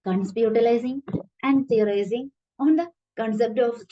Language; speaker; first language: English; non-native, local second language; Malayalam